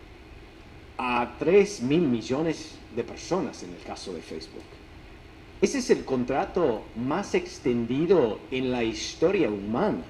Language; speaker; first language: Spanish; non-native, fluent; English